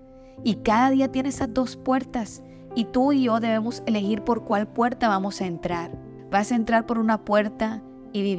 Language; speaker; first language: Spanish; native; Spanish